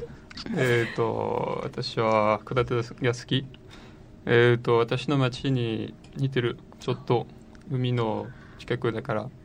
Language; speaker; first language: Japanese; non-native, learner; French